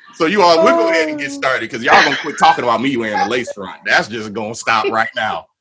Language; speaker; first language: English; native; English